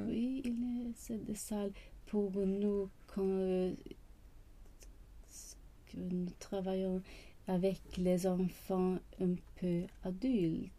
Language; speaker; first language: French; non-native, learner; Swedish